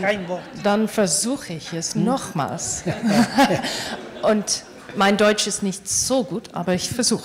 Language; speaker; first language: German; non-native, learner; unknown